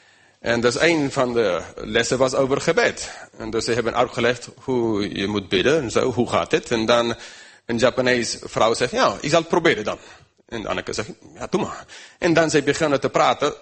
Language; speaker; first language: Dutch; non-native, fluent; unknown